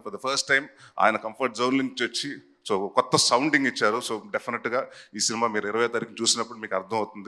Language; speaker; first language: Telugu; native; Telugu